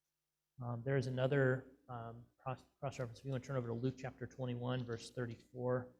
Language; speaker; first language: English; native; English